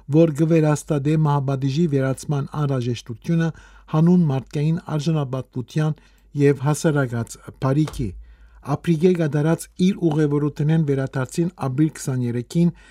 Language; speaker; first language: Armenian; early bilingual, heritage; Armenian